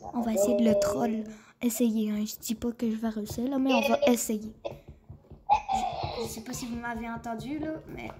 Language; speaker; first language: French; native; French